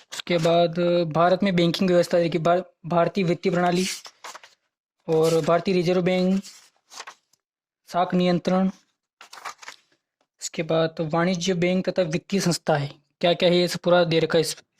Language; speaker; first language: Hindi; native; Hindi